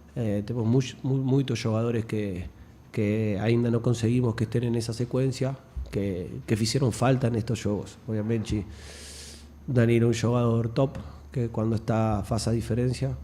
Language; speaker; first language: Portuguese; non-native, fluent; Spanish